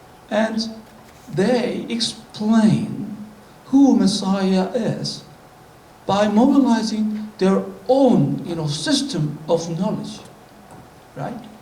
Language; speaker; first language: English; non-native, fluent; Korean